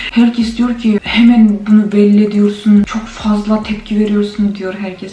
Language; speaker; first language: Turkish; non-native, fluent; Kyrgyz